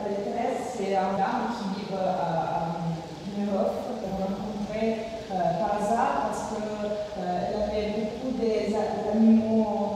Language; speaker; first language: French; non-native, fluent; Italian